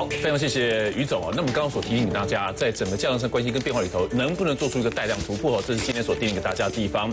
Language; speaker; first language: Chinese; native; Chinese